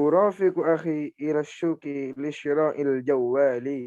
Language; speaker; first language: Arabic; non-native, learner; Indonesian